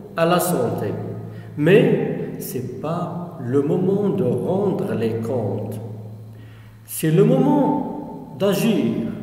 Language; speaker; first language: French; non-native, local second language; Arabic